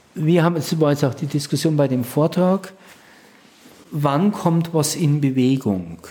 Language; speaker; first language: German; native; German